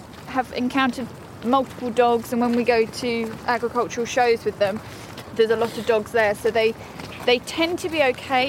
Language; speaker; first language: English; native; English